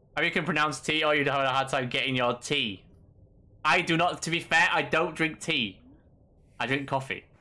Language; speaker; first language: English; native; English